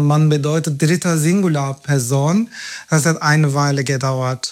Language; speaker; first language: German; non-native, fluent; Turkish